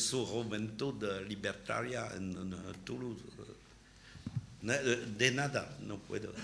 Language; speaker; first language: Spanish; non-native, learner; French